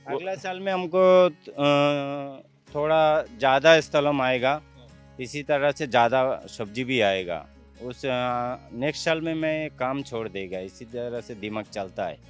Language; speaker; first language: Hindi; non-native, local second language; Odia